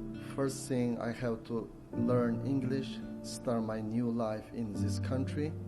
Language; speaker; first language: English; non-native, learner; Uyghur